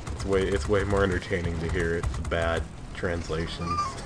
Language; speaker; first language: English; native; English